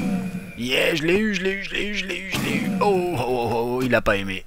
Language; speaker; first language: French; native; French